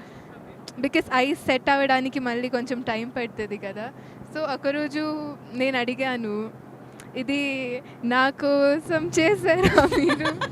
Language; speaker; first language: Telugu; non-native, fluent; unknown